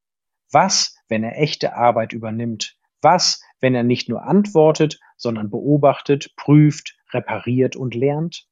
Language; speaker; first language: German; native; German